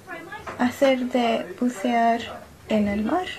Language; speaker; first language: Spanish; non-native, learner; English